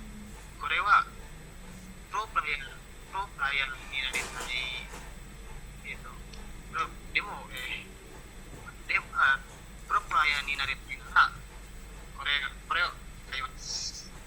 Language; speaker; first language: Japanese; non-native, learner; Indonesian